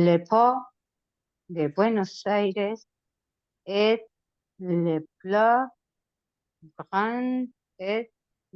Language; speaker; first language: French; non-native, learner; Spanish